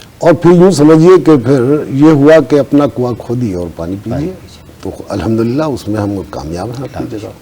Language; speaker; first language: Urdu; native; Urdu